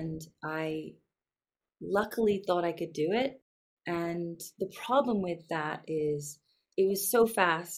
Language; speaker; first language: English; native; English